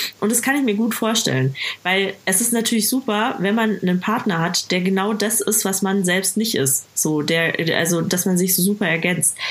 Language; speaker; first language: German; native; German